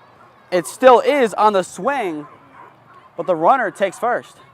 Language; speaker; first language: English; native; English